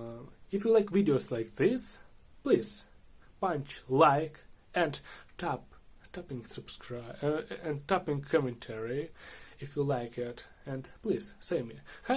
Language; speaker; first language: English; non-native, learner; Russian